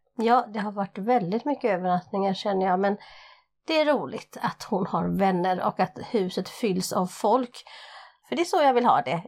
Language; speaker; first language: Swedish; early bilingual, other home language; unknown